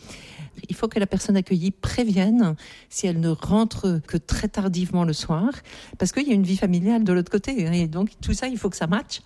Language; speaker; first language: French; native; French